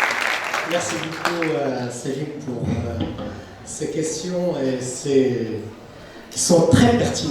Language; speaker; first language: French; non-native, local second language; Arabic